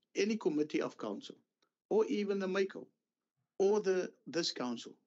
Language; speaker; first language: English; non-native, local second language; Afrikaans